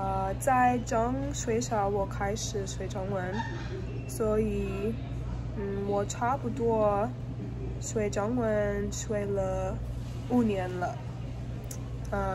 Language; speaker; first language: Chinese; non-native, learner; English